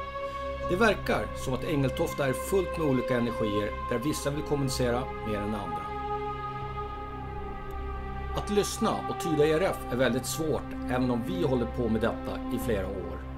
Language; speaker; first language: Swedish; native; Swedish